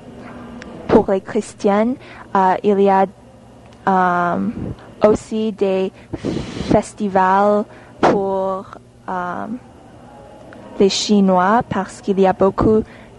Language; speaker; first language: French; non-native, learner; English